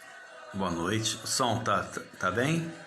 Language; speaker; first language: Portuguese; native; Portuguese